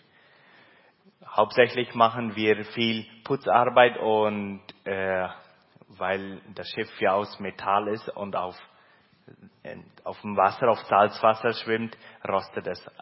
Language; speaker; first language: German; early bilingual, heritage; Plautdietsch